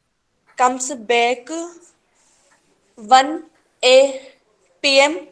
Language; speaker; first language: English; non-native, learner; Hindi